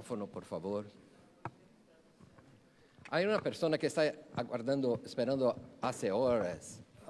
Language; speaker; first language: Spanish; non-native, fluent; Portuguese